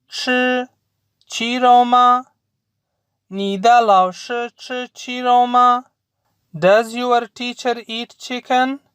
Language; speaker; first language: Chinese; non-native, fluent; Urdu